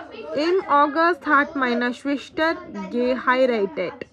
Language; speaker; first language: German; non-native, learner; Hindi